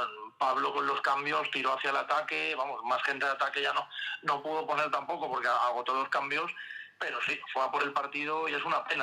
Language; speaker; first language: Spanish; native; Spanish